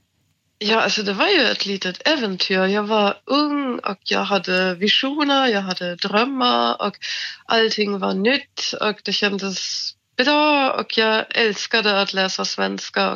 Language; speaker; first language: Swedish; non-native, fluent; German